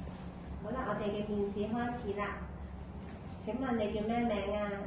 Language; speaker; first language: Cantonese; native; Cantonese